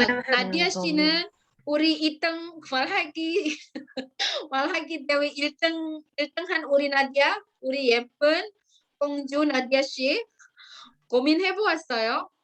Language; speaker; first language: Korean; non-native, fluent; Indonesian